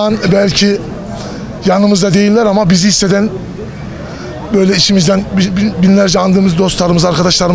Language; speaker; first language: Turkish; native; Turkish